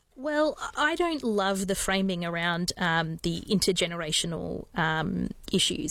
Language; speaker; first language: English; native; English